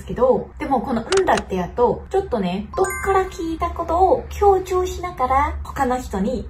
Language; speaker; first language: Japanese; non-native, fluent; Chinese